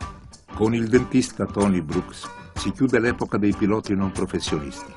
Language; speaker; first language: Italian; native; Italian